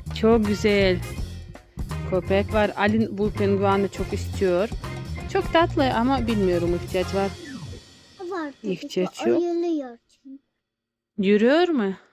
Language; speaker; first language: Turkish; non-native, learner; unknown